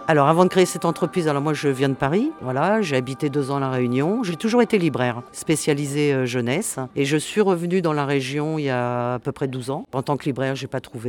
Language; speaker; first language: French; native; French